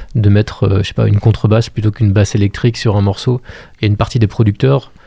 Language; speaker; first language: French; native; French